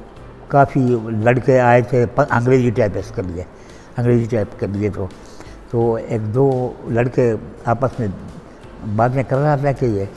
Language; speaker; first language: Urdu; non-native, local second language; Pashto